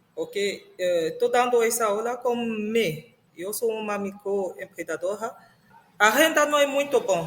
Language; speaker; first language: Portuguese; non-native, fluent; French